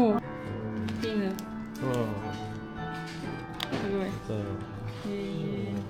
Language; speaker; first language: Korean; non-native, fluent; Japanese